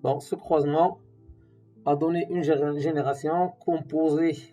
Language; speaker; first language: French; non-native, local second language; Arabic